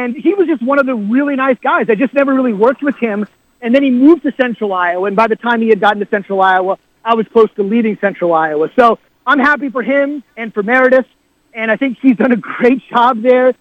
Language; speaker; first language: English; native; English